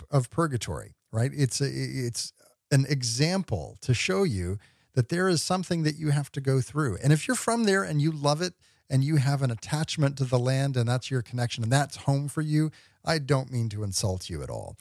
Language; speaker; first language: English; native; English